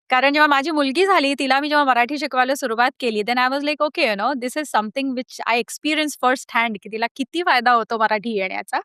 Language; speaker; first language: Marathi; early bilingual, heritage; Marathi